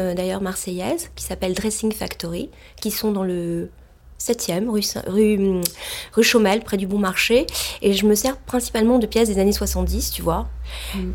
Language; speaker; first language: French; native; French